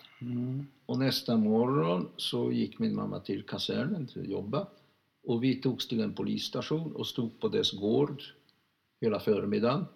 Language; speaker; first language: Swedish; non-native, fluent; Hungarian